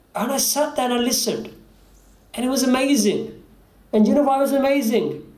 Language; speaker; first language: English; early bilingual, other home language; Punjabi